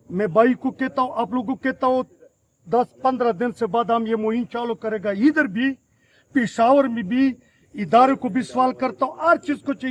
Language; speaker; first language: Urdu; non-native, local second language; Pashto